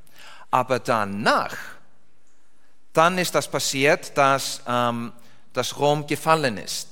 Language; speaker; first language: German; non-native, learner; Icelandic